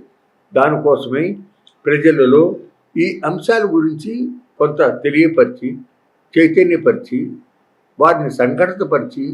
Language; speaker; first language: Telugu; native; Telugu